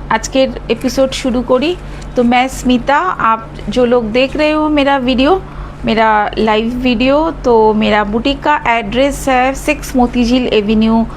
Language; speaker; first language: Hindi; non-native, local second language; Bangla